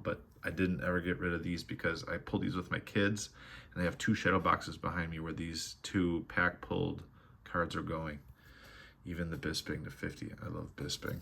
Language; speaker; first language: English; native; English